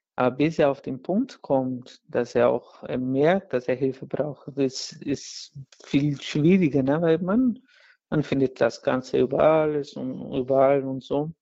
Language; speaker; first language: German; non-native, fluent; Portuguese